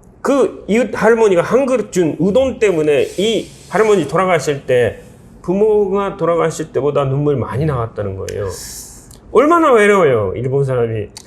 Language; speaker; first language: Korean; non-native, fluent; Japanese